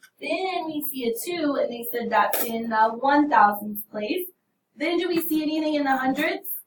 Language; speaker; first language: English; native; English